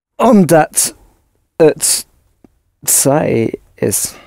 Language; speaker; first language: Dutch; non-native, learner; English